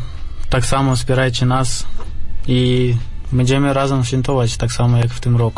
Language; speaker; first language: Polish; non-native, fluent; Russian